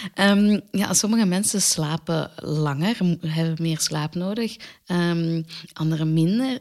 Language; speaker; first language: Dutch; native; Dutch